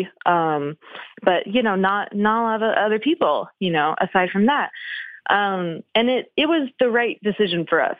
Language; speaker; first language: English; native; English